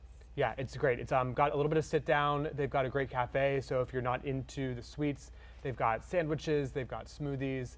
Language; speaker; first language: English; native; English